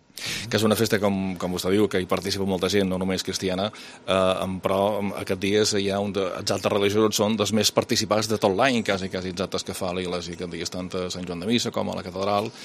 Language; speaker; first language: Catalan; native; Catalan